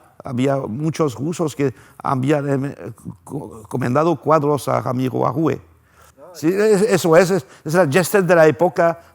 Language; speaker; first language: Spanish; non-native, fluent; French